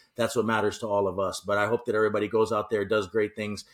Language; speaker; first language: English; native; English